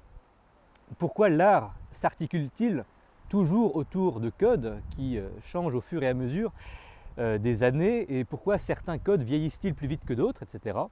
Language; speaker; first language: French; native; French